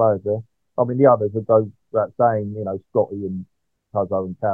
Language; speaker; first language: English; native; English